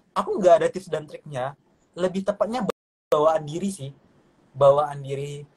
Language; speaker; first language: Indonesian; non-native, local second language; Malay